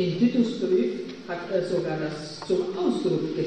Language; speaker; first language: German; non-native, fluent; Polish